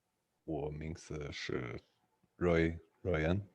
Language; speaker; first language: Chinese; non-native, learner; English